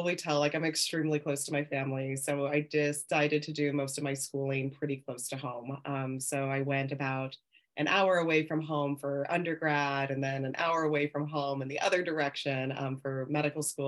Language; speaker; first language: English; native; English